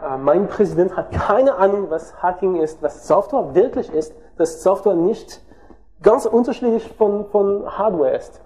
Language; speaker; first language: German; non-native, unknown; French